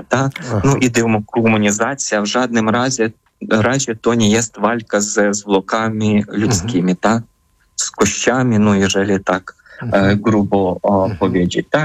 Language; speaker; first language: Polish; non-native, fluent; Ukrainian